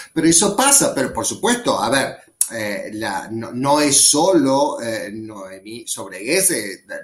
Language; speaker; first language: Spanish; native; Spanish